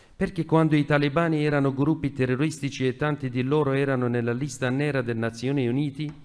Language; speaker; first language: Italian; non-native, fluent; Persian